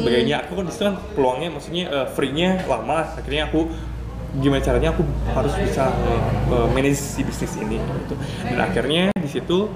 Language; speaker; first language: Indonesian; native; Indonesian